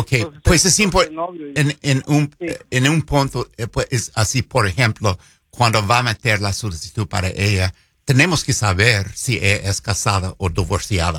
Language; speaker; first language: Spanish; non-native, fluent; English